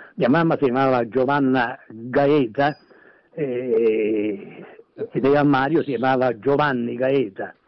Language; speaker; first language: Italian; native; Italian